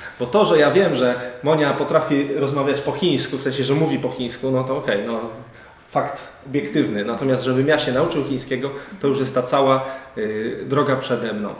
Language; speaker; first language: Polish; native; Polish